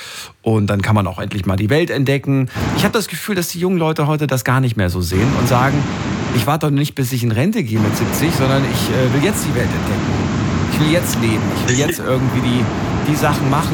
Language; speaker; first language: German; native; German